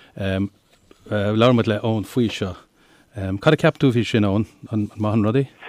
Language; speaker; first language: Irish; non-native, local second language; English